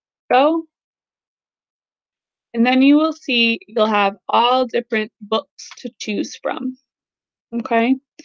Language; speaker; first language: English; native; English